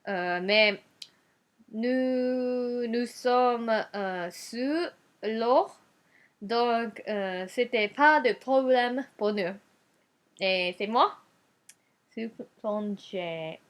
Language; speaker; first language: French; non-native, learner; Japanese